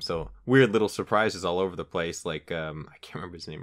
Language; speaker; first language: English; native; English